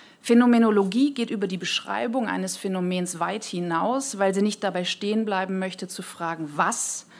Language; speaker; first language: German; native; German